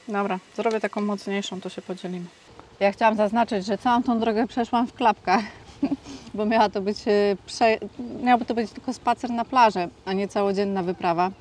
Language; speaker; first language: Polish; native; Polish